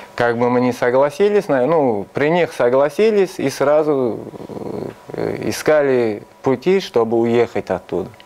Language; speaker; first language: Russian; non-native, local second language; Tajik